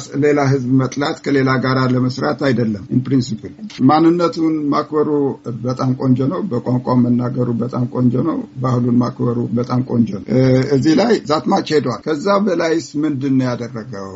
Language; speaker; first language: Amharic; non-native, local second language; Tigrinya